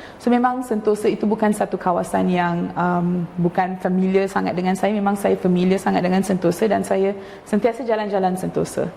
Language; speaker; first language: Malay; non-native, local second language; Tamil